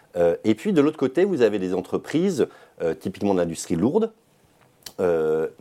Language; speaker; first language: French; native; French